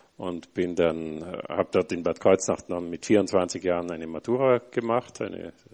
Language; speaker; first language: German; native; German